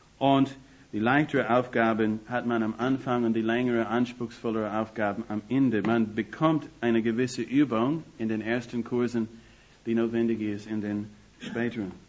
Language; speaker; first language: German; non-native, fluent; English